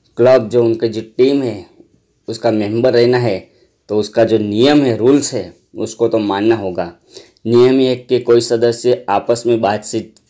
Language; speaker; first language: Hindi; non-native, local second language; Gujarati